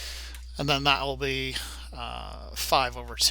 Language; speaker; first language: English; native; English